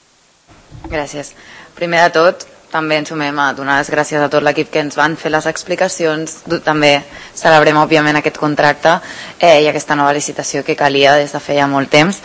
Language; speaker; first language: Catalan; native; Catalan